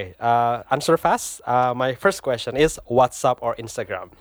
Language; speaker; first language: English; non-native, fluent; Indonesian